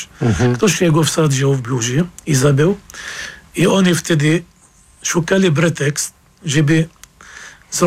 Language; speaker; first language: Polish; non-native, fluent; Arabic